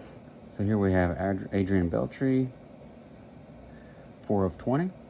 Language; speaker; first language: English; native; English